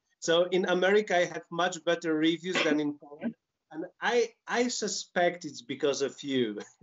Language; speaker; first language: English; non-native, fluent; Polish